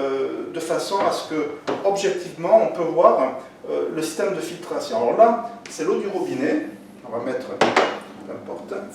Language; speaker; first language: French; native; French